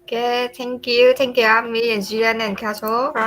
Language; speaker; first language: English; non-native, learner; Vietnamese